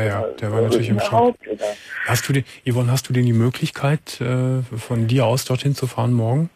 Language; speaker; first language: German; native; German